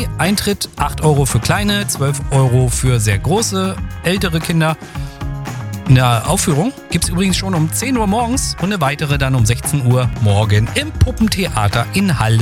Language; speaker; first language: German; native; German